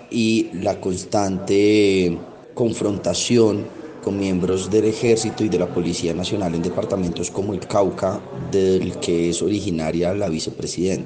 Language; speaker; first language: Spanish; native; Spanish